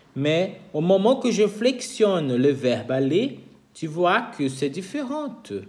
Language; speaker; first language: French; non-native, fluent; Portuguese